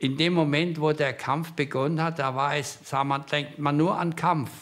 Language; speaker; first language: German; native; German